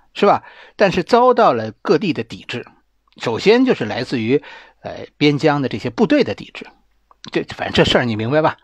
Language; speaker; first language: Chinese; native; Chinese